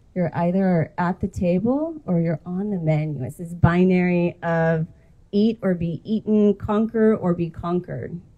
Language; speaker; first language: English; native; English